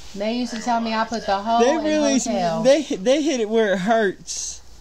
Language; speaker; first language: English; native; English